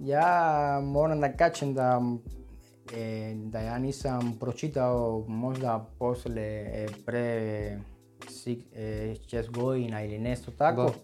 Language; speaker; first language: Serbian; non-native, learner; Spanish